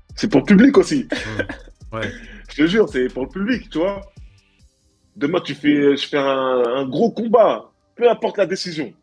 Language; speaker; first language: French; native; French